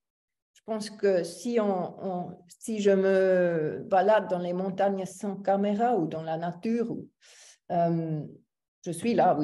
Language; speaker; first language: French; non-native, local second language; German